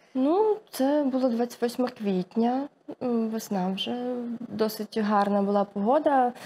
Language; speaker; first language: Ukrainian; native; Ukrainian